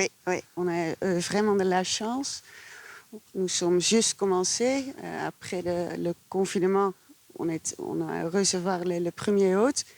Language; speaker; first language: French; non-native, fluent; Dutch